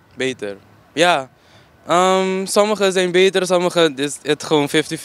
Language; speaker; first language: Dutch; non-native, local second language; Papiamento